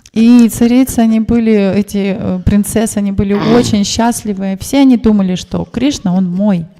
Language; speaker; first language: Russian; native; Russian